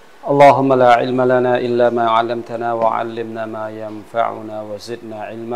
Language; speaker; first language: Arabic; non-native, fluent; Khmer